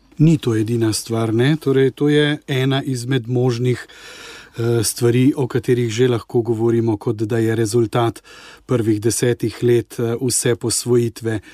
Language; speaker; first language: Slovenian; native; Slovenian